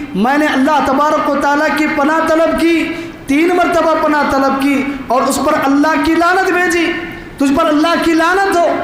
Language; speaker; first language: Urdu; native; Urdu